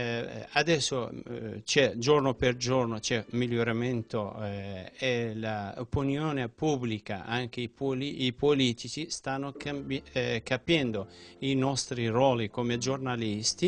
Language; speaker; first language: Italian; non-native, fluent; Central Kurdish